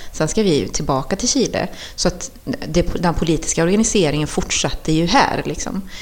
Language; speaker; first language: Swedish; early bilingual, other home language; Spanish